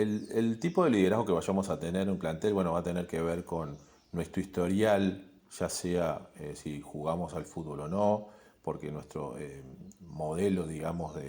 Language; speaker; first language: Spanish; native; Spanish